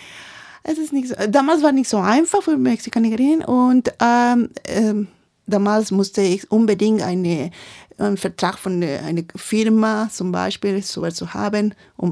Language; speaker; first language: German; non-native, learner; Spanish